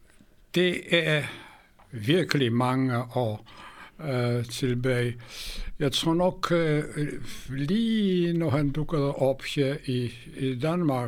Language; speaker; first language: Swedish; non-native, fluent; Polish